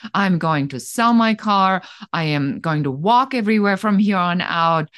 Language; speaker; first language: English; non-native, fluent; German